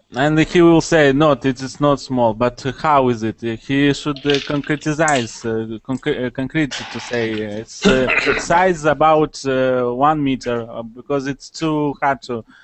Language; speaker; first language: English; non-native, learner; Romanian